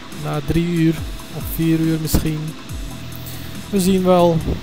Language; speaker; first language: Dutch; early bilingual, other home language; Turkish